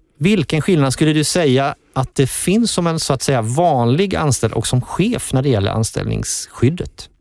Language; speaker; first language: Swedish; native; Swedish